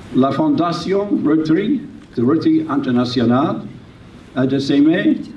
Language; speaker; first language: French; non-native, learner; English